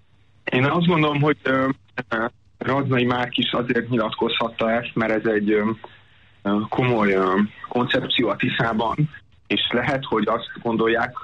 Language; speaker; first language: Hungarian; native; Hungarian